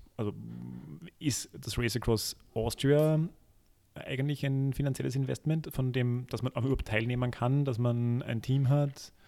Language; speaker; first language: German; native; German